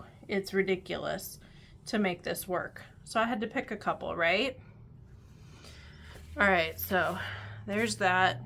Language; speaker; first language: English; native; English